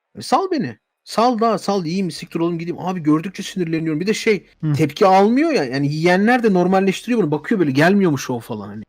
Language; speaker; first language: Turkish; native; Turkish